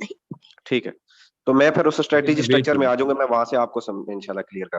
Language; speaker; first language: Urdu; native; Urdu